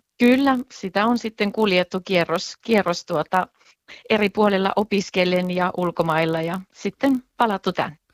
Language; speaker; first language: Finnish; native; Finnish